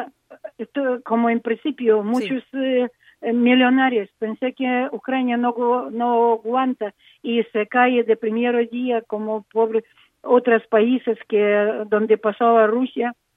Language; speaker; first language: Spanish; non-native, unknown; Ukrainian